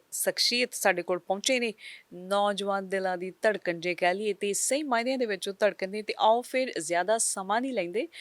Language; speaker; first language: Punjabi; native; Punjabi